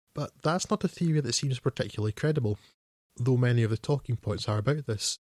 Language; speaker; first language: English; native; English